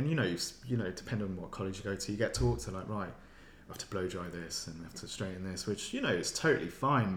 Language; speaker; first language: English; native; English